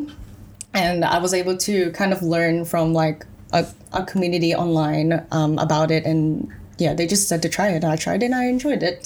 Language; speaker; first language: English; early bilingual, other home language; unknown